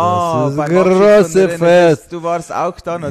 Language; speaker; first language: German; native; German